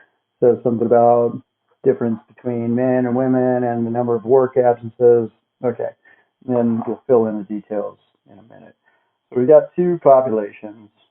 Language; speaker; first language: English; native; English